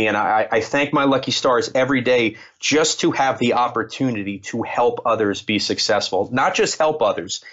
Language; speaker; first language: English; native; English